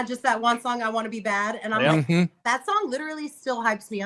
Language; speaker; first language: English; native; English